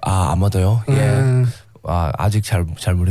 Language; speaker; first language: Korean; non-native, learner; English